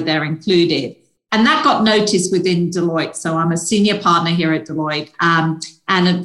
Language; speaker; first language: English; native; English